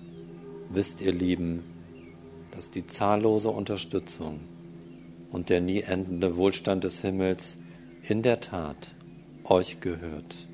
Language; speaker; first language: German; native; German